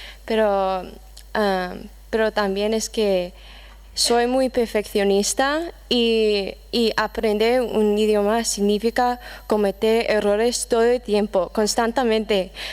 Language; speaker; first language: Spanish; non-native, fluent; English